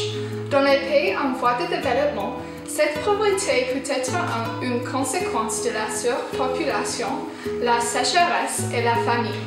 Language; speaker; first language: French; non-native, learner; English